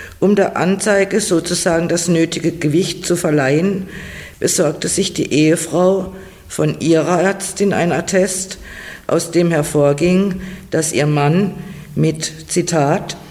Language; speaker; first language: German; native; German